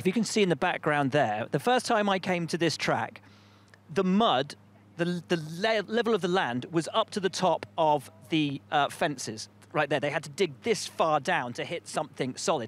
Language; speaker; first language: English; native; English